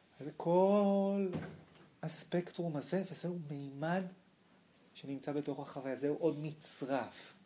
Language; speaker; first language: Hebrew; native; Hebrew